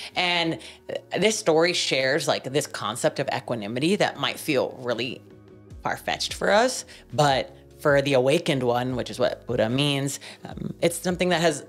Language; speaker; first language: English; native; English